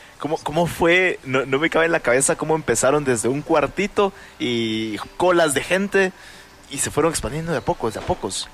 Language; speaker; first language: Spanish; native; Spanish